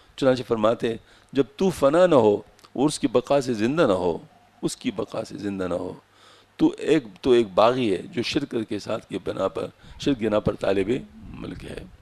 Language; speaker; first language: Urdu; non-native, local second language; Pashto